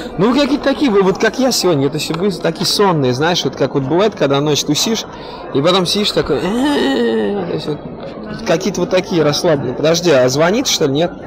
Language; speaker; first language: Russian; native; Russian